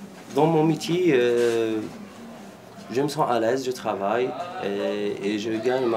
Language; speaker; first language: French; non-native, local second language; Arabic